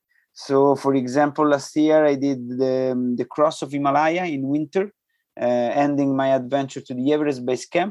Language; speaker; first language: English; non-native, fluent; Italian